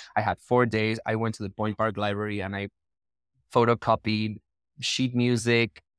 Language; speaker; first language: English; non-native, fluent; Spanish